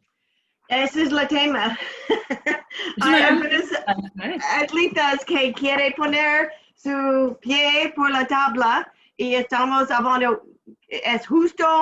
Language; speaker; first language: Spanish; non-native, learner; English